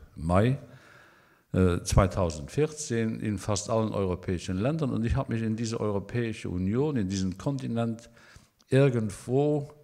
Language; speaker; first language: German; non-native, local second language; Luxembourgish